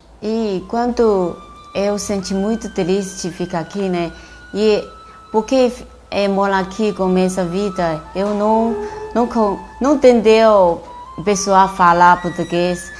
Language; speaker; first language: Portuguese; non-native, learner; Chinese